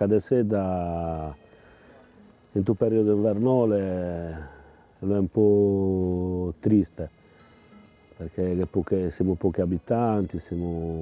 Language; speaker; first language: Italian; non-native, local second language; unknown